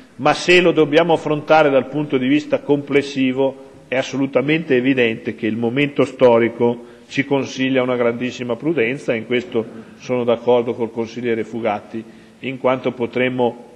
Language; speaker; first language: Italian; native; Italian